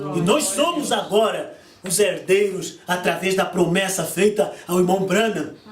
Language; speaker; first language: Portuguese; native; Portuguese